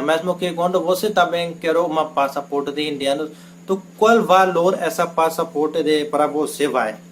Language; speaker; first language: Portuguese; non-native, learner; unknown